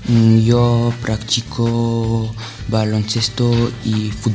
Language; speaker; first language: Spanish; non-native, learner; French